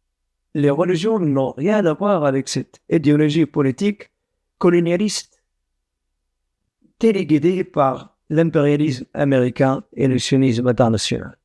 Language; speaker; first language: French; non-native, fluent; Arabic